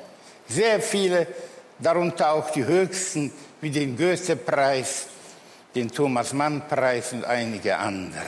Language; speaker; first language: German; early bilingual, other home language; Polish